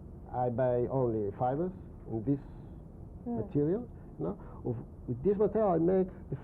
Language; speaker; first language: English; non-native, learner; Spanish